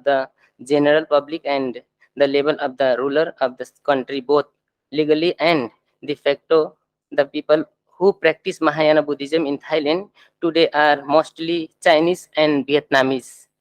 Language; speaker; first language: English; non-native, fluent; Thai